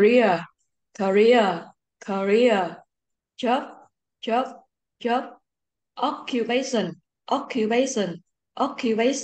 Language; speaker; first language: English; non-native, learner; Vietnamese